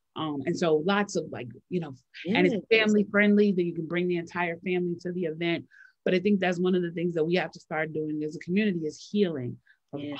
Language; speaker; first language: English; native; English